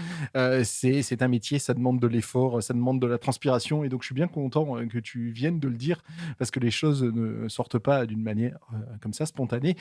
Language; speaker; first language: French; native; French